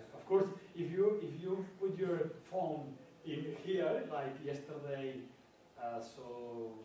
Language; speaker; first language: English; non-native, learner; Catalan